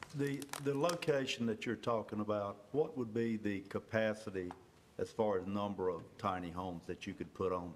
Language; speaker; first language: English; native; English